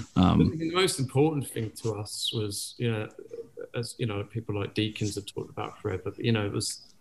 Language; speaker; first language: English; native; English